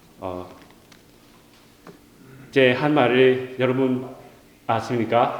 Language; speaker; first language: Korean; non-native, learner; Vietnamese